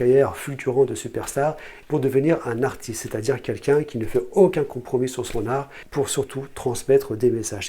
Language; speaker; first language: French; native; French